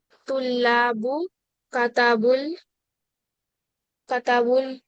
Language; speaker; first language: Arabic; non-native, learner; Bangla